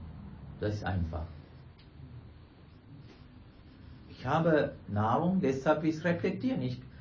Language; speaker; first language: German; non-native, fluent; Sinhala